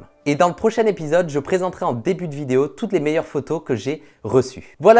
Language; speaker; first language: French; native; French